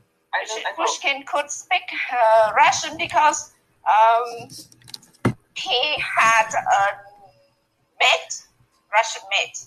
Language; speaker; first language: English; non-native, learner; Vietnamese